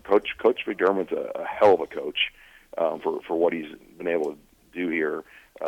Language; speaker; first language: English; native; English